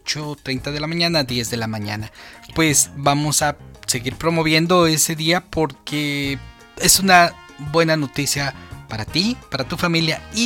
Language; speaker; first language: Spanish; native; Spanish